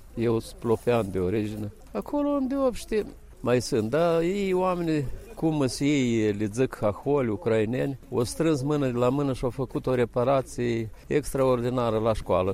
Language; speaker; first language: Romanian; native; Romanian